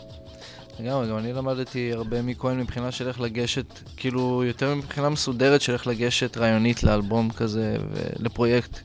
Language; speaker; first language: Hebrew; native; Hebrew